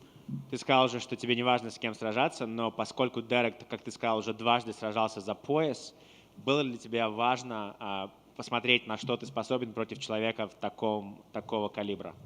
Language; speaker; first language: Russian; native; Russian